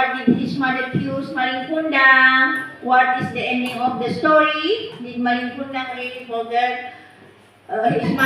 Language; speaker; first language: English; non-native, learner; Indonesian